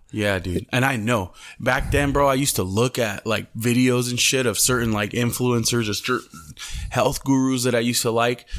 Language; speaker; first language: English; early bilingual, other home language; Spanish